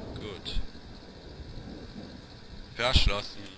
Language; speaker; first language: German; native; German